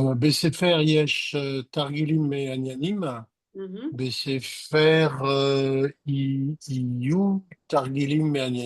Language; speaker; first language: Hebrew; non-native, learner; French